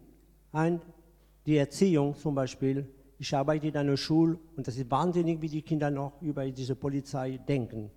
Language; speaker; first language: German; non-native, fluent; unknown